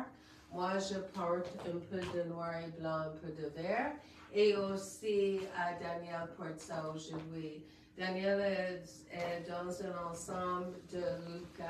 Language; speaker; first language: French; non-native, local second language; English